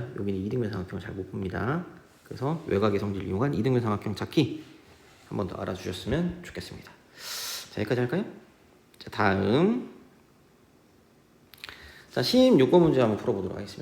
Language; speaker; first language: Korean; native; Korean